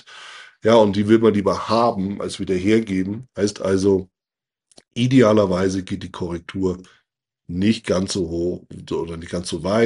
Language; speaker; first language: German; native; German